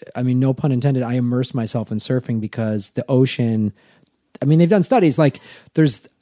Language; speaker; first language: English; native; English